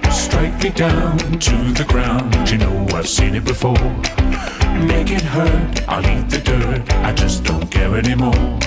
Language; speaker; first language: English; non-native, fluent; Arabic